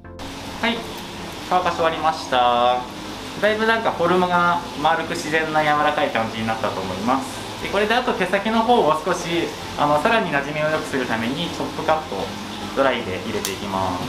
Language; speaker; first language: Japanese; native; Japanese